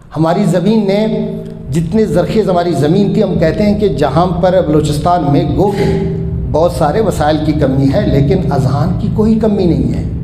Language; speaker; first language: Urdu; non-native, local second language; Baluchi